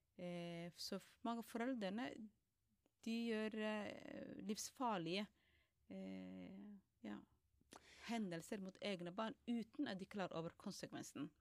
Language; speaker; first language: Norwegian; non-native, fluent; Somali